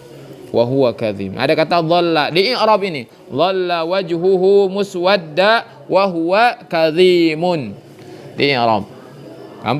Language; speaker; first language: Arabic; non-native, fluent; Sundanese